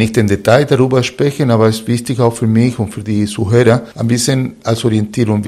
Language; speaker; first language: German; non-native, fluent; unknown